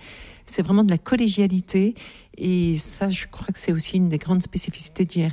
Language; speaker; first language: French; native; French